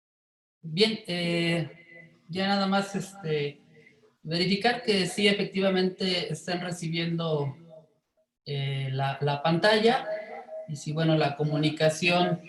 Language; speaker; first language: Spanish; native; Spanish